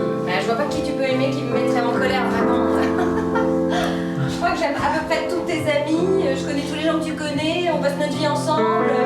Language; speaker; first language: French; native; French